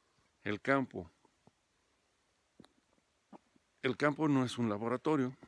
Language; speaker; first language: Spanish; native; Spanish